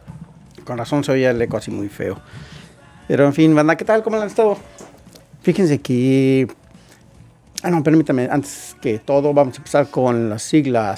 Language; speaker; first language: Spanish; native; Spanish